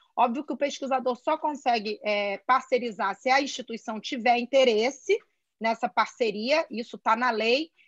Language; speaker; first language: Portuguese; native; Portuguese